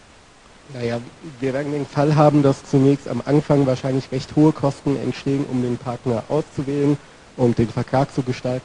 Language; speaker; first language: German; native; German